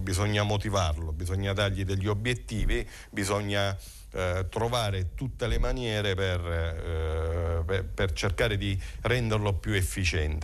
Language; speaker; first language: Italian; native; Italian